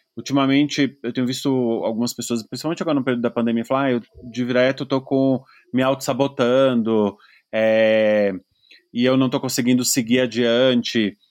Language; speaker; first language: Portuguese; native; Portuguese